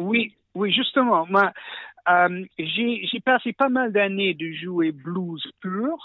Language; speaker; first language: French; non-native, fluent; English